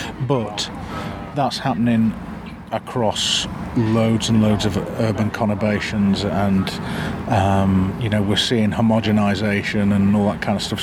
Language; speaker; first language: English; native; English